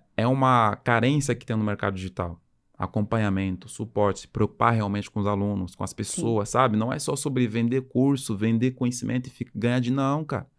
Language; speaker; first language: Portuguese; non-native, fluent; French